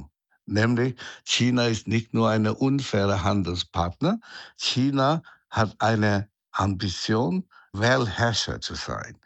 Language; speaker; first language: German; non-native, fluent; Chinese